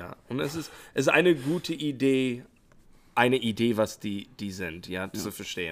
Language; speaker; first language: German; non-native, fluent; English